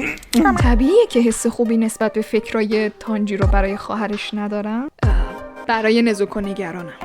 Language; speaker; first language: Persian; native; Persian